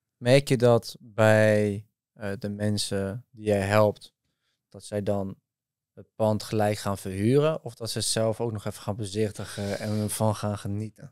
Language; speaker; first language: Dutch; native; Dutch